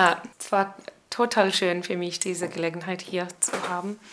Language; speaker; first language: German; non-native, learner; English